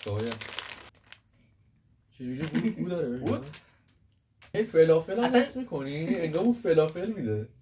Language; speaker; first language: Persian; native; Persian